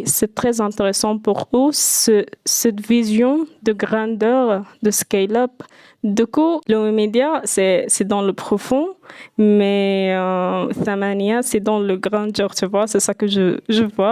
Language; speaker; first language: French; non-native, fluent; Arabic